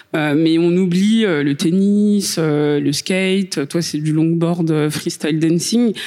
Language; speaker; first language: French; native; French